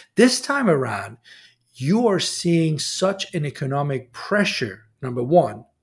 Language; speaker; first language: English; non-native, fluent; Persian